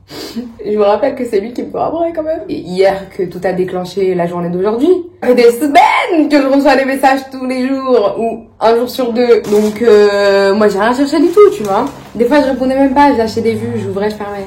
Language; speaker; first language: French; native; French